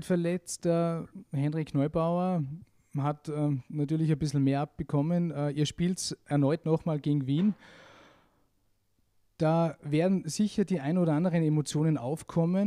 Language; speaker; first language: German; native; German